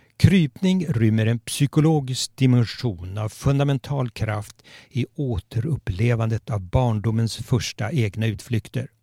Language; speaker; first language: Swedish; native; Swedish